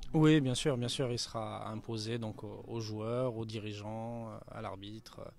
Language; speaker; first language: French; native; French